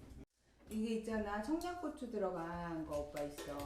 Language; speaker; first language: Korean; native; Korean